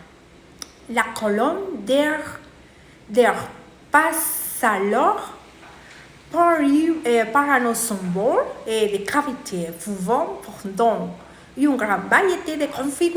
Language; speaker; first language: French; non-native, learner; Spanish